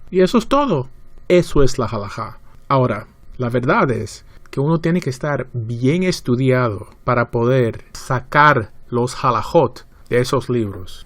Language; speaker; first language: Spanish; early bilingual, heritage; Spanish